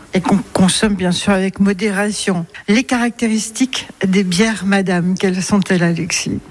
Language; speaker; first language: French; native; French